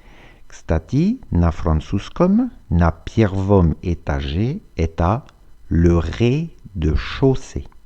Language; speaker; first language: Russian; non-native, fluent; French